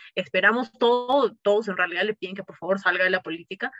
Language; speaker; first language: Spanish; native; Spanish